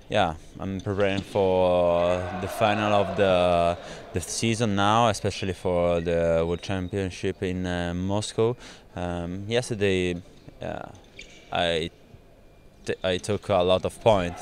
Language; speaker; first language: English; non-native, learner; Italian